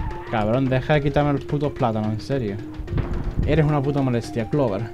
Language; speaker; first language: Spanish; native; Spanish